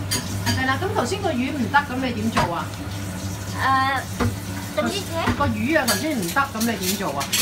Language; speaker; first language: Cantonese; native; Cantonese